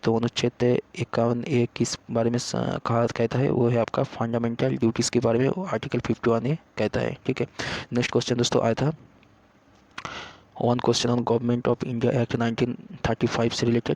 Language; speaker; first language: Hindi; native; Hindi